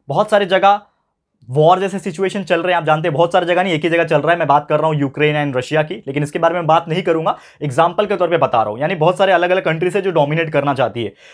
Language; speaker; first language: Hindi; native; Hindi